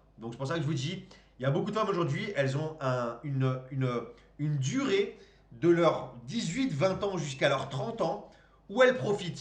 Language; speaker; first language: French; native; French